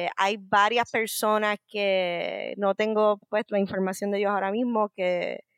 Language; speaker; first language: Spanish; native; Spanish